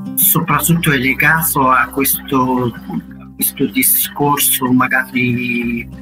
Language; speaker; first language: Italian; non-native, fluent; Arabic